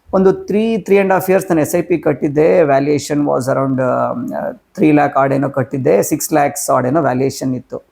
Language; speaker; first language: Kannada; native; Kannada